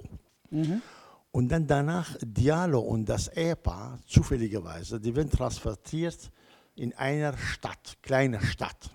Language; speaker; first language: German; non-native, learner; Kurdish